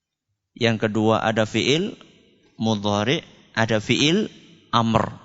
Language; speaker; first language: Indonesian; non-native, local second language; Javanese